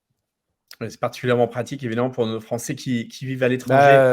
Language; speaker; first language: French; native; French